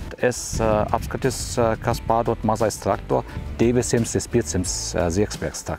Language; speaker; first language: Latvian; non-native, learner; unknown